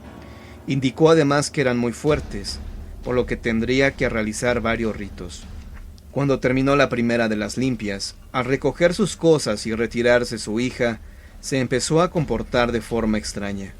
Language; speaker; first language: Spanish; native; Spanish